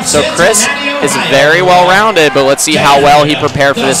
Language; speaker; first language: English; native; English